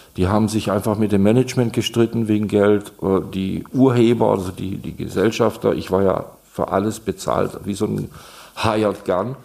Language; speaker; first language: German; non-native, fluent; Czech